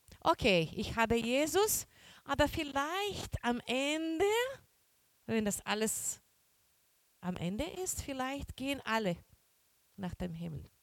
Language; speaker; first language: German; non-native, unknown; Portuguese